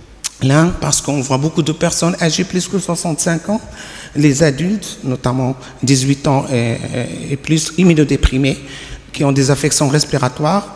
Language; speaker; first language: French; non-native, local second language; Arabic